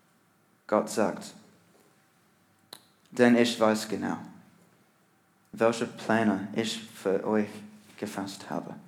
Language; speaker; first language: German; non-native, learner; English